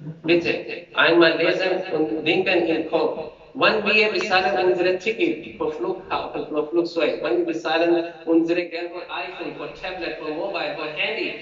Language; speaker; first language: German; non-native, learner; Urdu